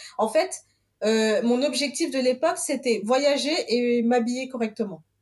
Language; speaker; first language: French; early bilingual, other home language; Portuguese